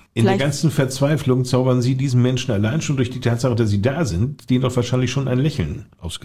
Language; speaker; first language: German; native; German